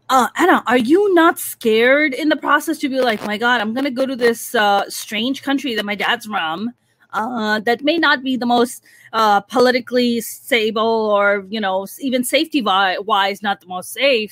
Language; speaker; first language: English; non-native, local second language; Urdu